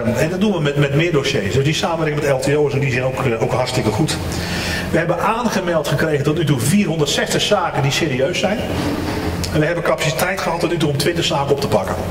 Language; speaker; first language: Dutch; native; Dutch